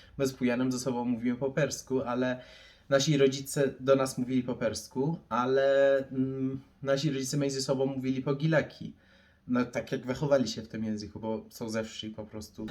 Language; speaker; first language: Polish; non-native, fluent; Persian